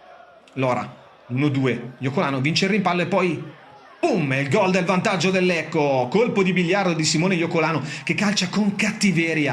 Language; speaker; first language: Italian; native; Italian